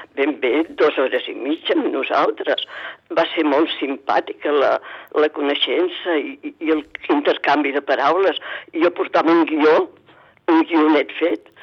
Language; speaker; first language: Catalan; native; Catalan